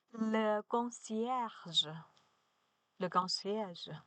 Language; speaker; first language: French; non-native, learner; Chinese